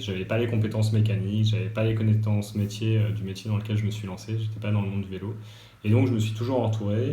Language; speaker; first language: French; native; French